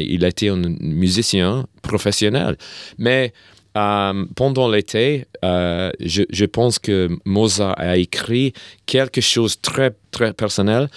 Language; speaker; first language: French; non-native, learner; English